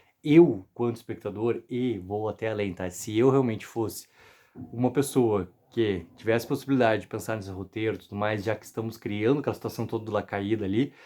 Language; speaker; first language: Portuguese; native; Portuguese